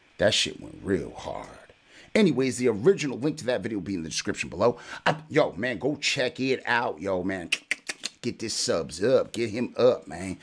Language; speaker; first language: English; native; English